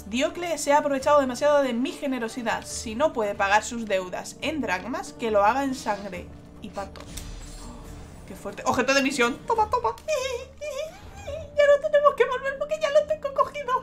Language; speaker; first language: Spanish; native; Spanish